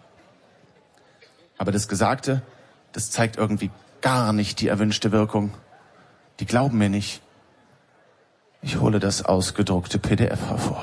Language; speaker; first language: German; native; German